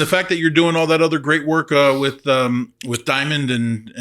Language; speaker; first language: English; native; English